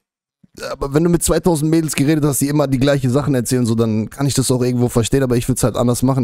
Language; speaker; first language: German; native; German